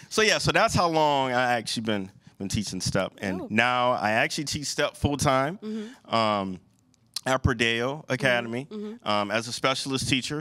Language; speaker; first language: English; native; English